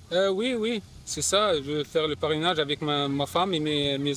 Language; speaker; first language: French; non-native, learner; Arabic